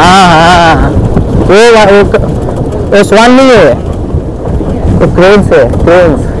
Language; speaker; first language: Hindi; non-native, local second language; Bangla